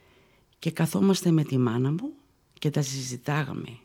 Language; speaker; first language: Greek; early bilingual, heritage; Greek